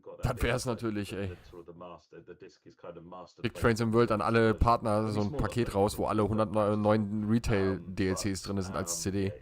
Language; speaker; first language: German; native; German